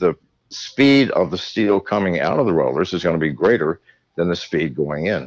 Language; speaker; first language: English; native; English